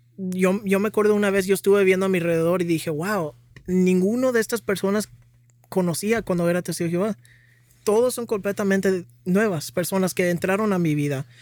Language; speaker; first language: Spanish; early bilingual, heritage; Spanish